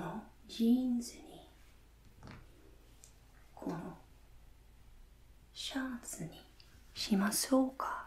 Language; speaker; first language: Japanese; non-native, fluent; English